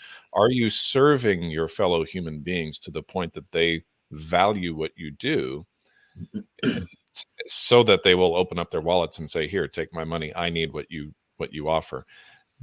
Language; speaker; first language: English; native; English